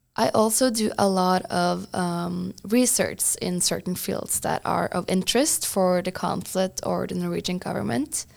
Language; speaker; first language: English; non-native, fluent; Norwegian